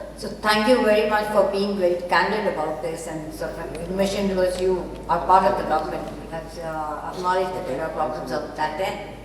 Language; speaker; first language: English; non-native, local second language; Urdu